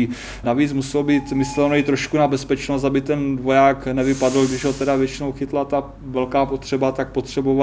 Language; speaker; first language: Czech; native; Czech